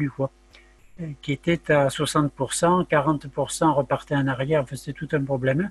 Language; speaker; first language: French; native; French